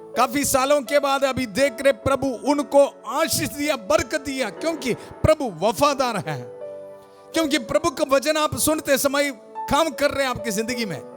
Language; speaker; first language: Hindi; non-native, local second language; Malayalam